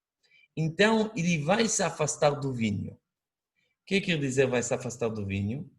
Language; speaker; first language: Portuguese; non-native, fluent; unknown